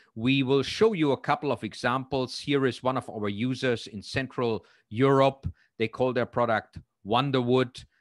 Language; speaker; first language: English; non-native, fluent; German